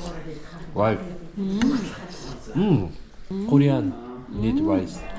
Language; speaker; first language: English; non-native, learner; Korean